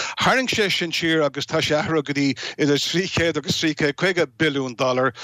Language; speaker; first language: Irish; non-native, local second language; English